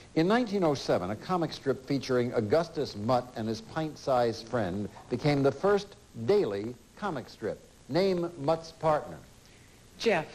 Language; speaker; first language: English; native; English